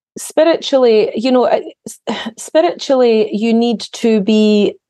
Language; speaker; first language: English; native; English